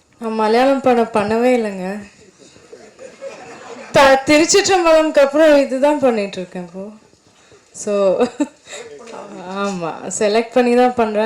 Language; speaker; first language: Tamil; non-native, local second language; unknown